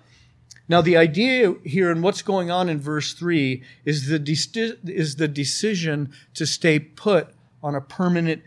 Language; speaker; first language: English; native; English